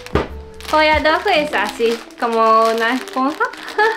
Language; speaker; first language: Spanish; non-native, learner; Japanese